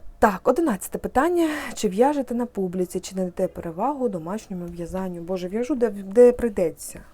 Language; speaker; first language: Ukrainian; native; Ukrainian